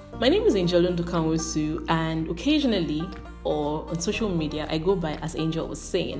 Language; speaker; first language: English; non-native, local second language; Igbo